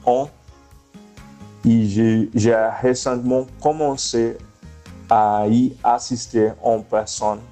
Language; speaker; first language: French; non-native, fluent; Portuguese